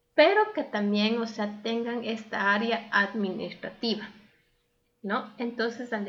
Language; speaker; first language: Spanish; native; Spanish